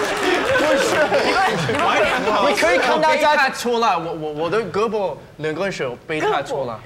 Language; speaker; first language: Chinese; non-native, learner; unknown